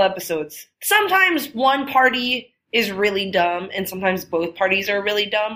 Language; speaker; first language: English; non-native, fluent; Chinese